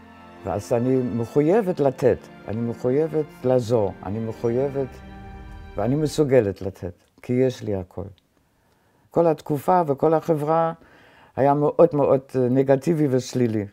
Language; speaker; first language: Hebrew; non-native, fluent; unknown